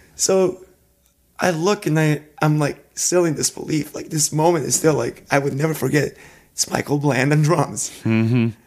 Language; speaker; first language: English; non-native, fluent; Serbian